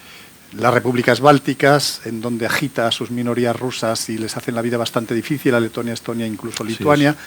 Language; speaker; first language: Spanish; native; Spanish